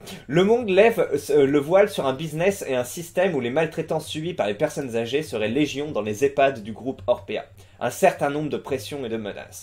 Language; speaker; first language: French; native; French